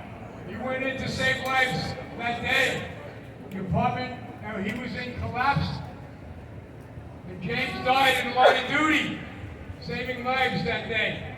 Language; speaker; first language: English; native; English